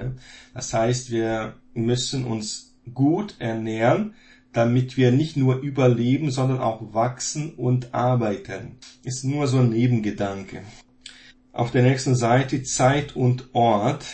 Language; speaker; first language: German; non-native, fluent; Portuguese